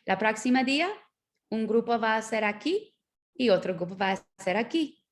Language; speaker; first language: Spanish; non-native, learner; English